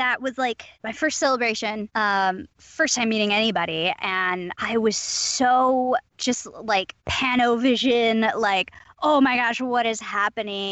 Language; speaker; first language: English; native; English